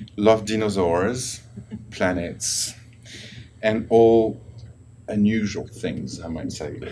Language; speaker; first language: English; non-native, fluent; French